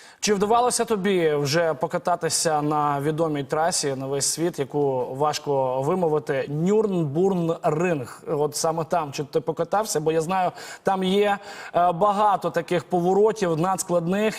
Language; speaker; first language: Ukrainian; native; Ukrainian